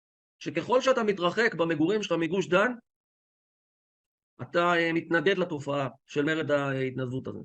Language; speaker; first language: Hebrew; native; Hebrew